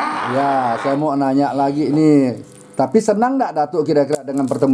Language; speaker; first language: Indonesian; native; Indonesian